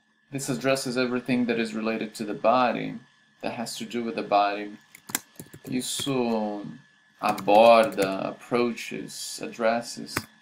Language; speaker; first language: English; non-native, fluent; Portuguese